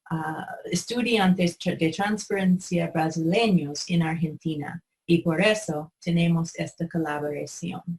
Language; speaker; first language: Spanish; non-native, fluent; English